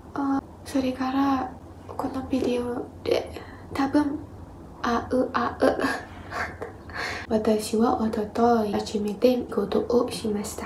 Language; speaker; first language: Japanese; non-native, learner; Indonesian